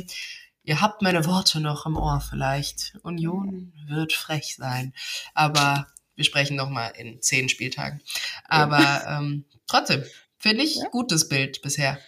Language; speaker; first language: German; native; German